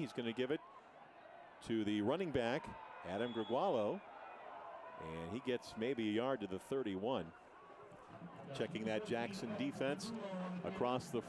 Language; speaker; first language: English; native; English